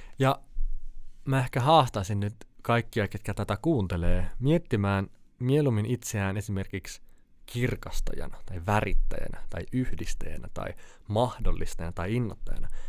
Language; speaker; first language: Finnish; native; Finnish